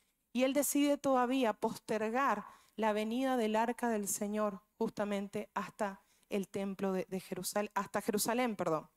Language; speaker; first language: Spanish; native; Spanish